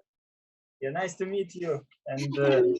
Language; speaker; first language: English; non-native, learner; Russian